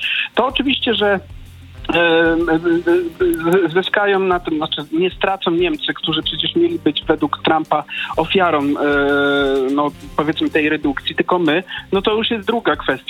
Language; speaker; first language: Polish; native; Polish